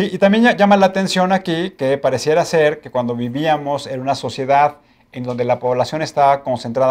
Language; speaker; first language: Spanish; native; Spanish